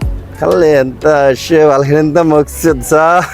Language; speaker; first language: Arabic; non-native, learner; Bangla